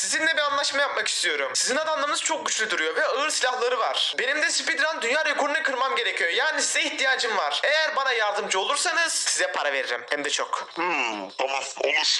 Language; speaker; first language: Turkish; native; Turkish